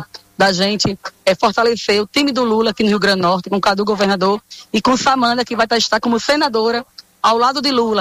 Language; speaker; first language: Portuguese; native; Portuguese